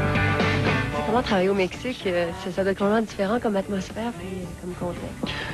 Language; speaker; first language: French; native; French